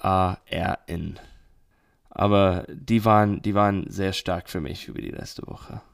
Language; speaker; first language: German; non-native, learner; English